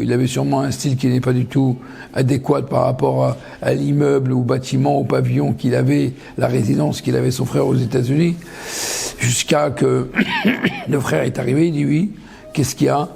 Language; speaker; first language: French; native; French